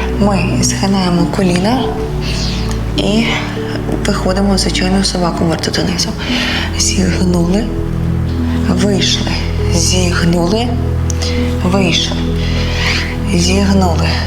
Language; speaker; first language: Ukrainian; native; Ukrainian